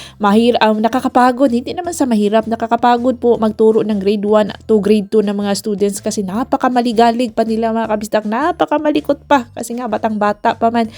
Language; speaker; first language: Filipino; non-native, local second language; Cebuano